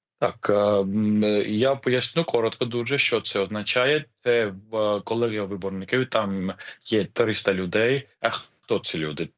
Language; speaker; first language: Ukrainian; non-native, fluent; Georgian